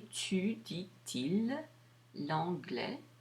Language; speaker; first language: French; non-native, fluent; English